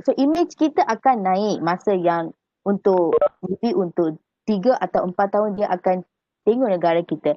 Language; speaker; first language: Malay; native; Malay